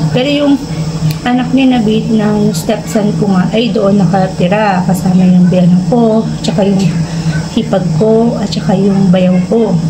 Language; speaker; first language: Filipino; native; Filipino